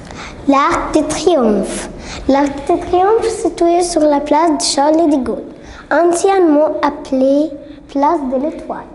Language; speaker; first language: French; non-native, learner; Arabic